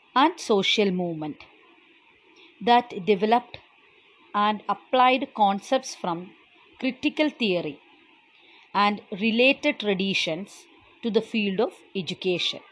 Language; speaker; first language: English; non-native, local second language; Malayalam